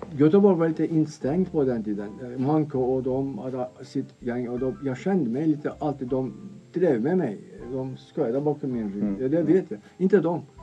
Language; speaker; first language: Swedish; non-native, fluent; Turkish